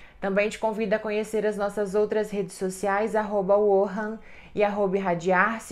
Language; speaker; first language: Portuguese; native; Portuguese